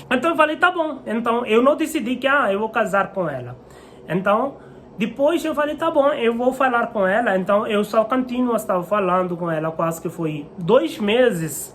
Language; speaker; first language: Portuguese; non-native, learner; Hindi